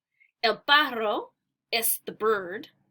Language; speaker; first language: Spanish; non-native, learner; English